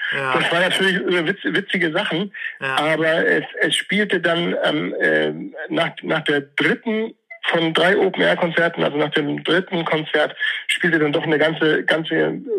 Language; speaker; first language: German; native; German